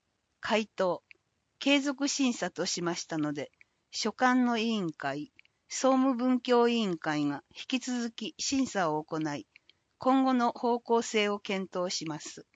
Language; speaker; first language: Japanese; native; Japanese